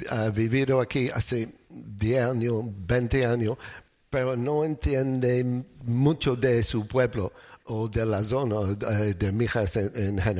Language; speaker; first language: Spanish; non-native, fluent; English